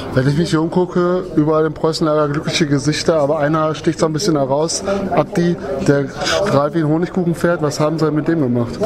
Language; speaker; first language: German; native; German